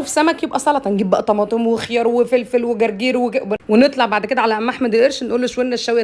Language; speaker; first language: Arabic; native; Arabic